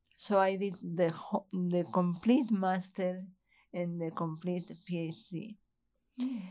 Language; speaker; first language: English; non-native, fluent; Spanish